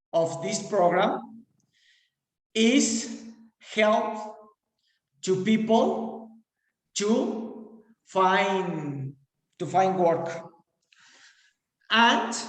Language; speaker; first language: English; non-native, learner; Spanish